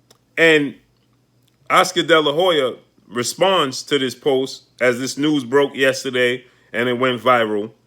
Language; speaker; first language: English; native; English